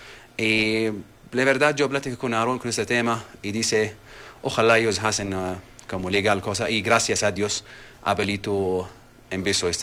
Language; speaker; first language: Spanish; non-native, learner; Arabic